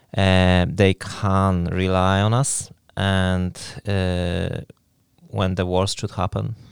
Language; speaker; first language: English; non-native, fluent; Polish